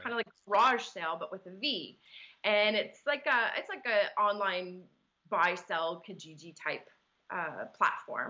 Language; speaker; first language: English; native; English